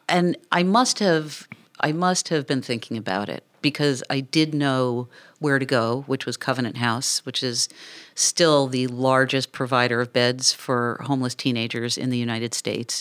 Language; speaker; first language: English; native; English